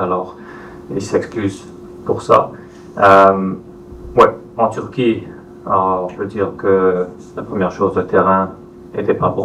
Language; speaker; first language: French; non-native, fluent; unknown